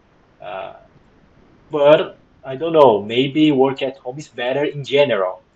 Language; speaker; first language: English; non-native, fluent; Portuguese